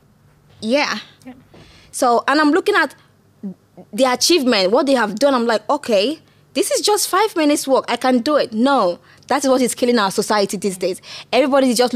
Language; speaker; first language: English; non-native, local second language; Igbo